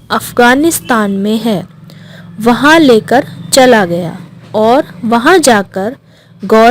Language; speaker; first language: Hindi; native; Hindi